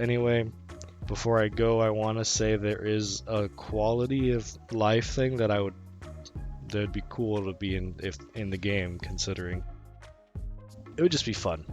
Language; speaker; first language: English; native; English